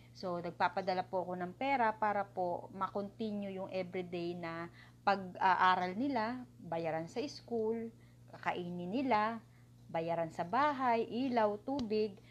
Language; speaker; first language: Filipino; native; Filipino